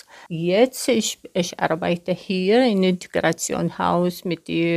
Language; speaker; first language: German; non-native, learner; Arabic